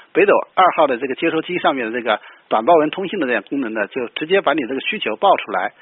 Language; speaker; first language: Chinese; native; Chinese